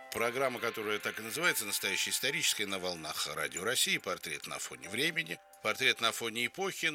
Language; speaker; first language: Russian; native; Russian